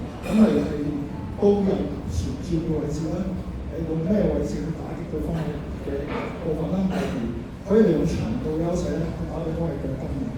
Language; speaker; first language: Cantonese; native; Cantonese